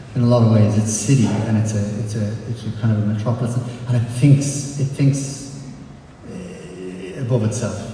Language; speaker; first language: English; native; English